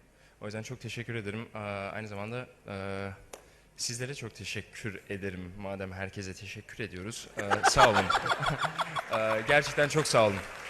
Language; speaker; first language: Turkish; early bilingual, heritage; Turkish